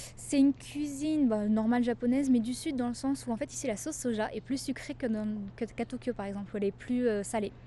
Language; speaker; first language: French; native; French